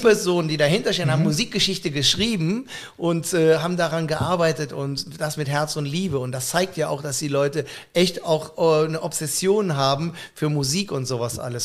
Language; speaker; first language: German; native; German